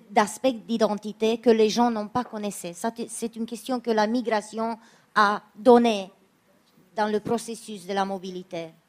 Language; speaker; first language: French; non-native, fluent; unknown